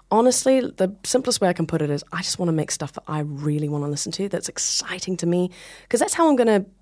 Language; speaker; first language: English; native; English